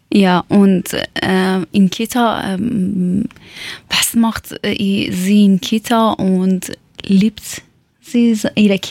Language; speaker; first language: German; non-native, local second language; Persian